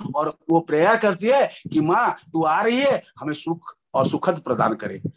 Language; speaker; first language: Hindi; native; Hindi